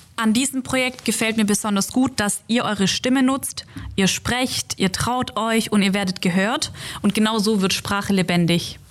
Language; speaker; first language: German; native; German